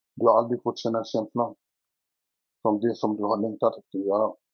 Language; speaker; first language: Swedish; native; Swedish